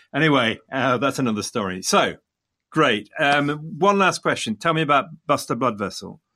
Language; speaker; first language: English; native; English